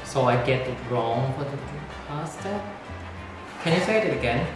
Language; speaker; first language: English; non-native, fluent; Thai